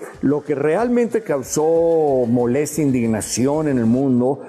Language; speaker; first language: Spanish; native; Spanish